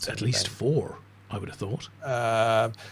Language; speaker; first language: English; native; English